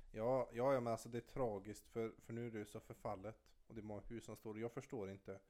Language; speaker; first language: Swedish; native; Swedish